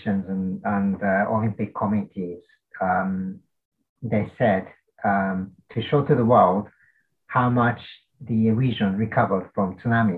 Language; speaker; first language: English; non-native, fluent; Japanese